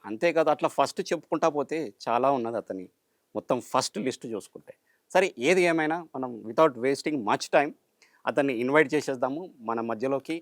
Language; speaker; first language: Telugu; native; Telugu